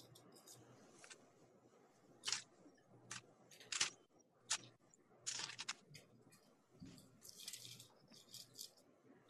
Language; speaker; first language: English; native; English